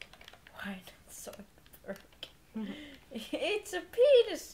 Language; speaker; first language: English; non-native, fluent; Finnish